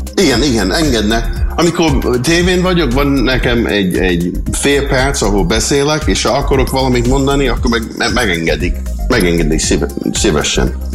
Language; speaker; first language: Hungarian; early bilingual, heritage; Hungarian